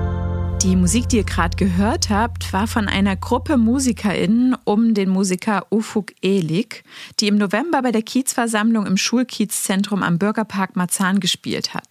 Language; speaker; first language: German; native; German